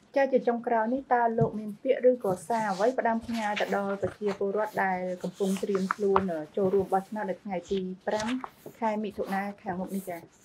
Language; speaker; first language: Khmer; native; Khmer